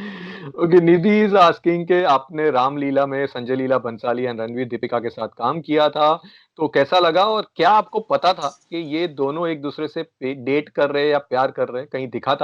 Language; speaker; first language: Hindi; native; Hindi